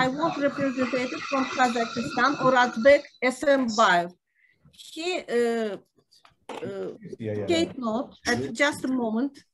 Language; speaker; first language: English; non-native, learner; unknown